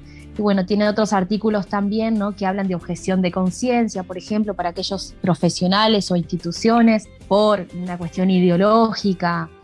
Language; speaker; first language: Spanish; native; Spanish